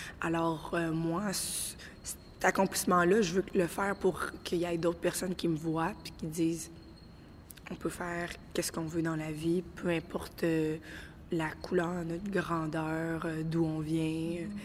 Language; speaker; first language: French; native; French